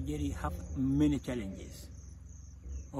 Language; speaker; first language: English; non-native, local second language; Masai